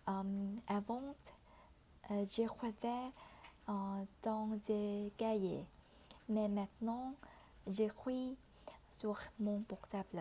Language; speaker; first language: French; non-native, fluent; Vietnamese